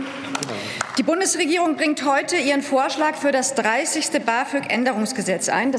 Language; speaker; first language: German; early bilingual, other home language; Turkish